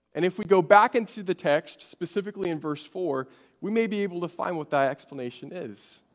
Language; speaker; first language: English; native; English